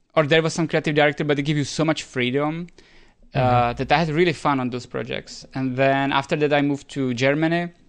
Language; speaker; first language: English; non-native, fluent; Czech